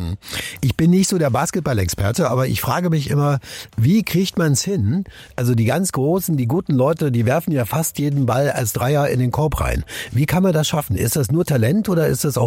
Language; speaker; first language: German; native; German